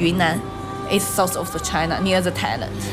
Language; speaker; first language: English; non-native, learner; Chinese